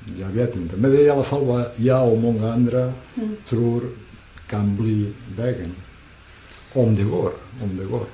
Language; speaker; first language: Swedish; non-native, fluent; Catalan